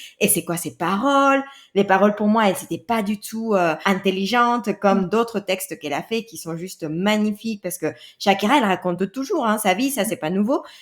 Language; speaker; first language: French; non-native, fluent; Spanish